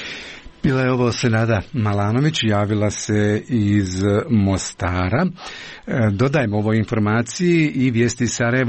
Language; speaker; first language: Croatian; native; Croatian